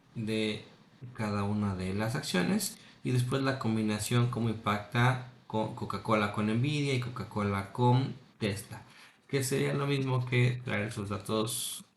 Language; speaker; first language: Spanish; native; Spanish